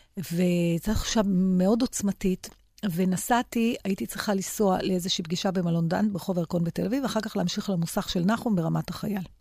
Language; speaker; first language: Hebrew; native; Hebrew